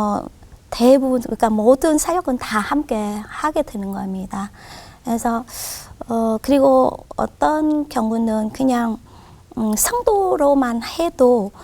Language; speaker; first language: Korean; non-native, fluent; Vietnamese